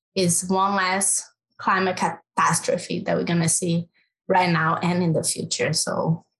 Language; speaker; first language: English; non-native, fluent; Portuguese